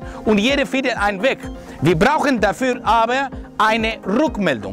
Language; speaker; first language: German; non-native, fluent; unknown